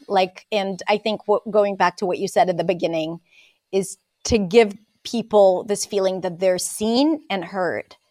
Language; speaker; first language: English; non-native, fluent; Hebrew